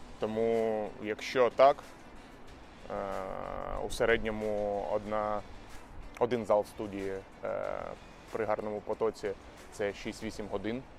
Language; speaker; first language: Ukrainian; non-native, local second language; Russian